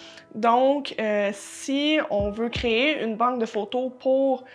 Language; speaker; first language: French; native; French